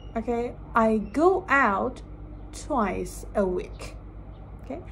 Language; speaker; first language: English; non-native, fluent; Persian